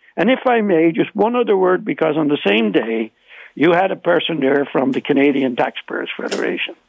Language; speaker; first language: English; native; English